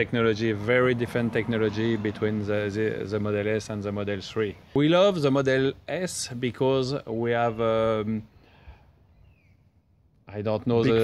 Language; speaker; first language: English; non-native, local second language; French